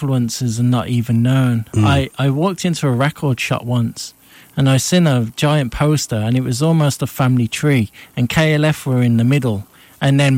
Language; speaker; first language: English; native; English